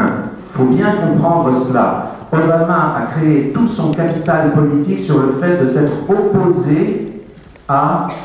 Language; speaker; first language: French; native; French